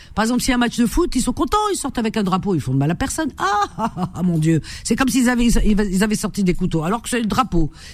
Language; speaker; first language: French; native; French